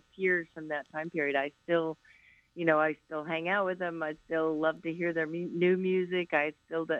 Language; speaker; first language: English; native; English